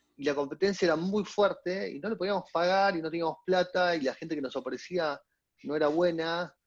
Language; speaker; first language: Spanish; native; Spanish